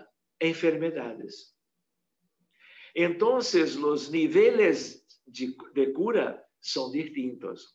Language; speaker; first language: Spanish; non-native, fluent; Portuguese